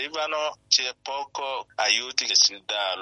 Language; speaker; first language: Italian; non-native, learner; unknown